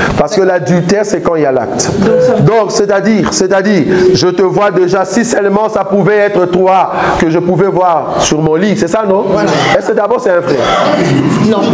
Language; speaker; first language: French; non-native, local second language; Lingala